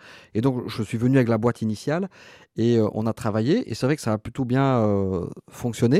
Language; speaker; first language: French; native; French